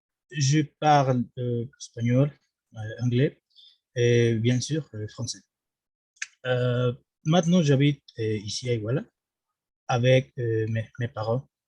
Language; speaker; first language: French; non-native, learner; Spanish